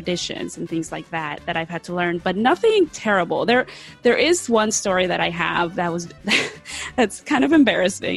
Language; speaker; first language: English; early bilingual, other home language; Spanish